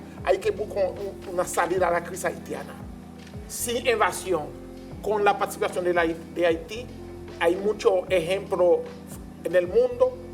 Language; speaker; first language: Spanish; non-native, learner; Haitian Creole